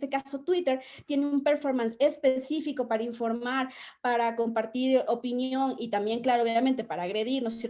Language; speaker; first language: Spanish; native; Spanish